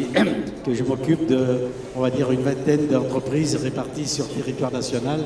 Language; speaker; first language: French; native; French